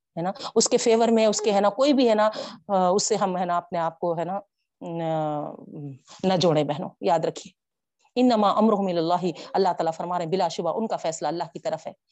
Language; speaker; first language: Urdu; native; Urdu